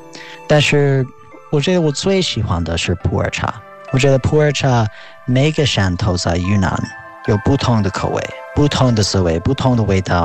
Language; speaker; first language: Chinese; non-native, fluent; English